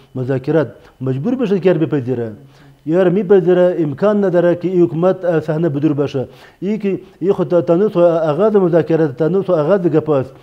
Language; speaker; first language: Persian; non-native, local second language; Pashto